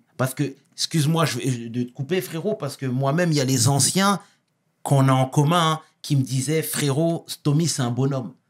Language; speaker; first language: French; native; French